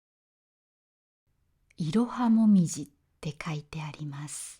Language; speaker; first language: Japanese; native; Japanese